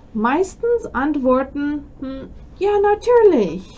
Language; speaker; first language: German; non-native, fluent; English